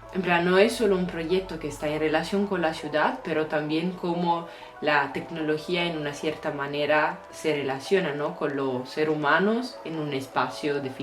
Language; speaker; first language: Spanish; native; Spanish